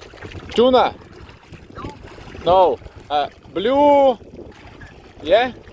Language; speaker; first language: English; non-native, learner; Russian